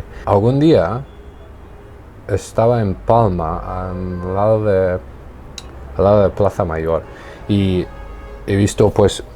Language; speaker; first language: Spanish; non-native, fluent; English